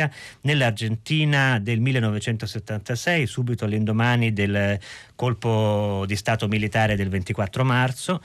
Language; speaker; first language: Italian; native; Italian